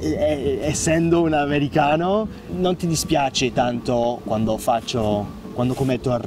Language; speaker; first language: Italian; non-native, fluent; English